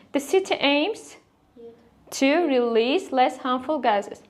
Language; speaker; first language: English; non-native, fluent; Azerbaijani